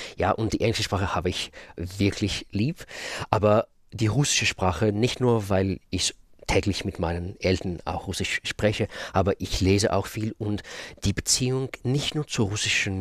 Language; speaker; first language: German; non-native, fluent; Russian